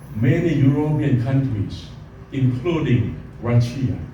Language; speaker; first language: English; non-native, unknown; Thai